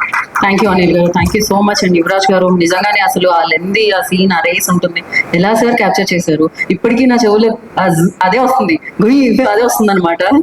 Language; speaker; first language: Telugu; native; Telugu